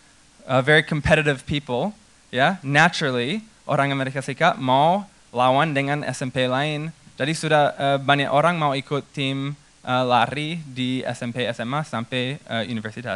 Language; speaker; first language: Indonesian; non-native, fluent; English